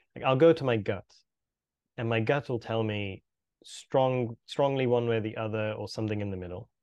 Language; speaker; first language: English; native; English